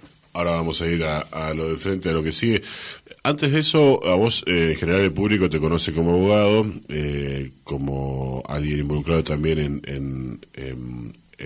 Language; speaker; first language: Spanish; native; Spanish